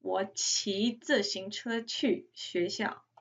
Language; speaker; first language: Chinese; non-native, fluent; English